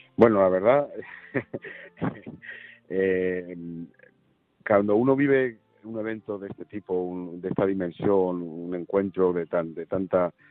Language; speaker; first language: Spanish; native; Spanish